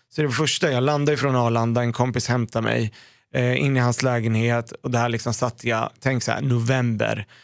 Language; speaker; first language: Swedish; early bilingual, other home language; Arabic